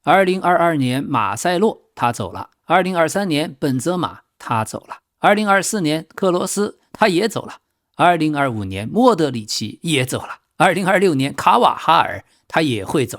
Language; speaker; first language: Chinese; native; Chinese